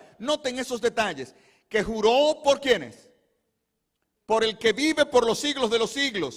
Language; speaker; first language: Spanish; native; Spanish